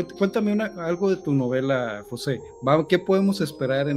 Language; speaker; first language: Spanish; native; Spanish